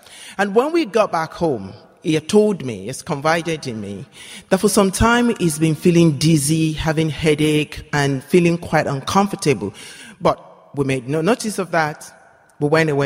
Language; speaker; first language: English; non-native, local second language; Yoruba